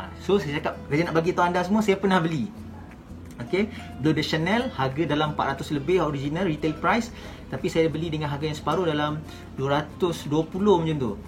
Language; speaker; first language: Malay; native; Malay